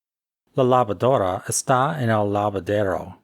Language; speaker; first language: Spanish; non-native, fluent; English